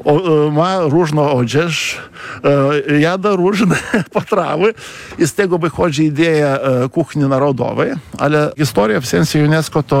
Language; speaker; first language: Polish; non-native, fluent; Lithuanian